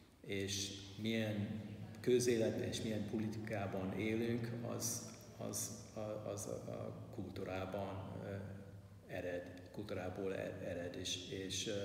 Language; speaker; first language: Hungarian; non-native, learner; English